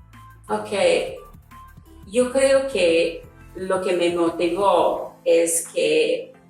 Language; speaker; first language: Spanish; non-native, fluent; English